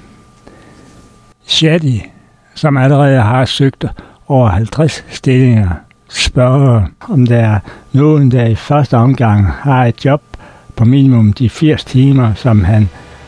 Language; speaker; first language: Danish; native; Danish